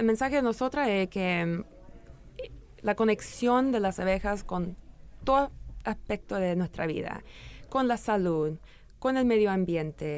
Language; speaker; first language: Spanish; early bilingual, heritage; English